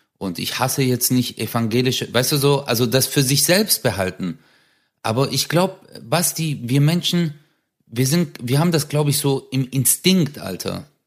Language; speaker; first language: German; early bilingual, other home language; Turkish